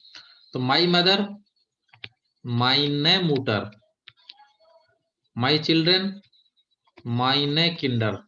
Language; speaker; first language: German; non-native, fluent; Hindi